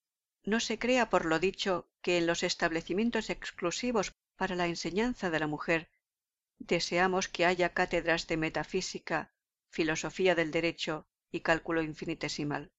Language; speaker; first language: Spanish; native; Spanish